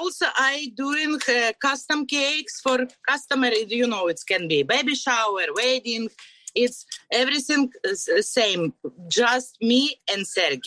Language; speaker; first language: English; non-native, learner; Ukrainian